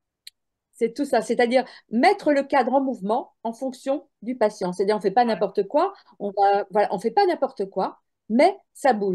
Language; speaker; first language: French; native; French